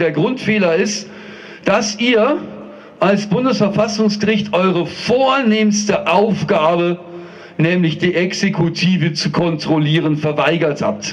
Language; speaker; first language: German; native; German